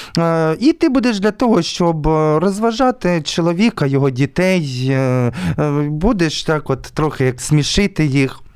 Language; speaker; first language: Ukrainian; native; Ukrainian